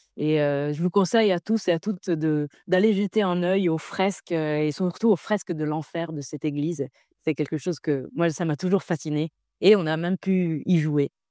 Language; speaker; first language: French; non-native, fluent; Italian